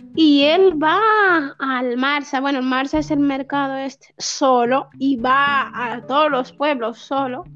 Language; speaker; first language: Spanish; early bilingual, other home language; Arabic